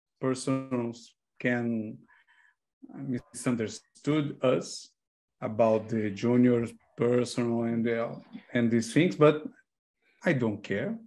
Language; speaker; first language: English; non-native, learner; Portuguese